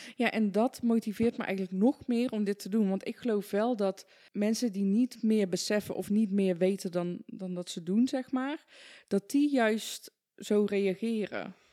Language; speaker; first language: Dutch; early bilingual, other home language; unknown